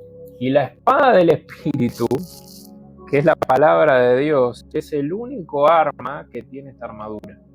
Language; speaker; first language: Spanish; native; Spanish